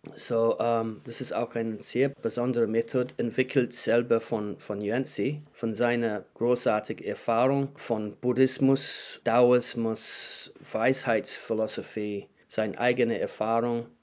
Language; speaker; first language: German; non-native, learner; English